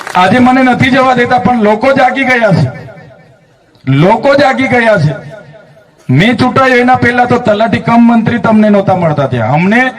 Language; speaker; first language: Gujarati; non-native, local second language; Vasavi